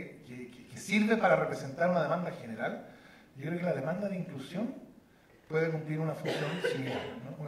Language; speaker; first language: Spanish; native; Spanish